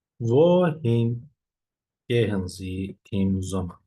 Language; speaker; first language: German; non-native, fluent; Turkish